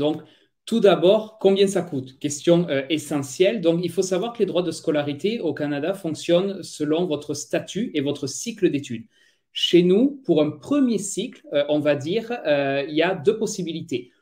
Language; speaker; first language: French; native; French